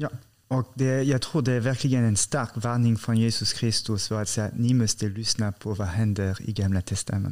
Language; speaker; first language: Swedish; non-native, fluent; French